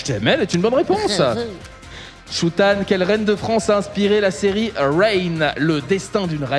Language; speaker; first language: French; native; French